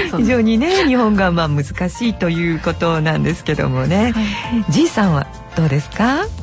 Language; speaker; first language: Japanese; native; Japanese